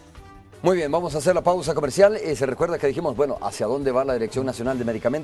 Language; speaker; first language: Spanish; native; Spanish